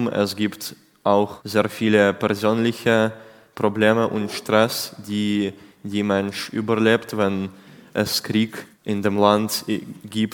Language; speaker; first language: German; non-native, learner; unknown